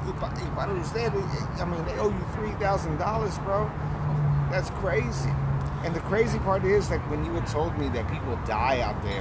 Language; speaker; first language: English; native; English